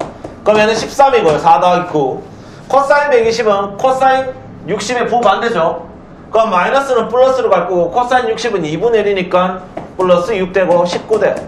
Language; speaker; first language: Korean; native; Korean